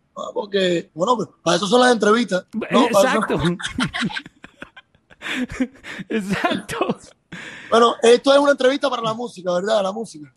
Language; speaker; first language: Spanish; native; Spanish